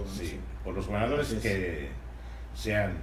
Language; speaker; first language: Spanish; native; Spanish